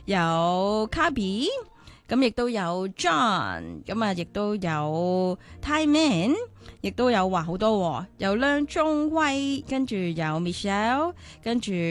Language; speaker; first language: Cantonese; native; Cantonese